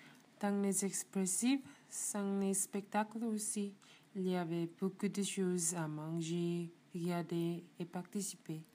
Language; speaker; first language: French; non-native, learner; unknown